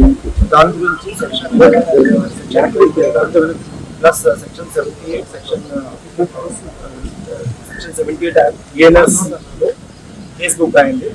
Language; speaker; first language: Telugu; non-native, local second language; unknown